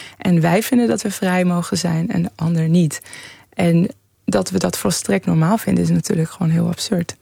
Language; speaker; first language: Dutch; early bilingual, other home language; Persian